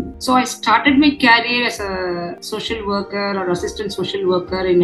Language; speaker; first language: English; non-native, local second language; Tamil